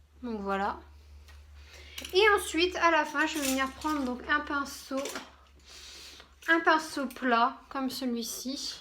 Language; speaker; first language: French; native; French